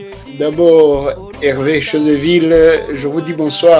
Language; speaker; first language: French; non-native, local second language; Kinyarwanda